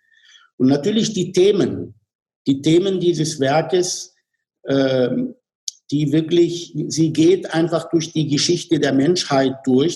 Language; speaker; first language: German; non-native, fluent; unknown